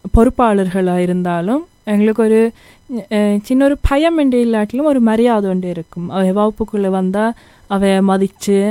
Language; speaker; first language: Tamil; early bilingual, heritage; Tamil